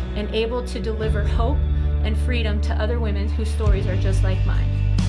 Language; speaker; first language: English; native; English